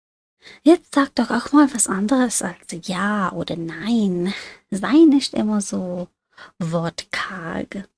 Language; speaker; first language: German; non-native, fluent; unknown